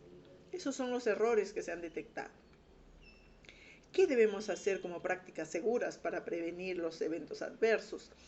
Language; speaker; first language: Spanish; native; Spanish